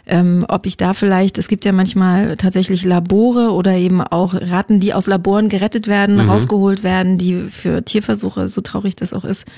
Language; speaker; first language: German; native; German